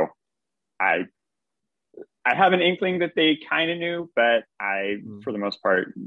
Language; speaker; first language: English; native; English